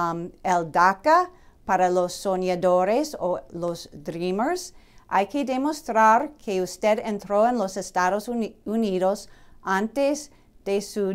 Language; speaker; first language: Spanish; non-native, fluent; English